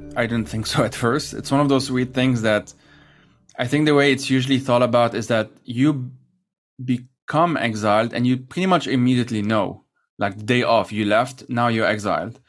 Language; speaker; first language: English; non-native, fluent; Arabic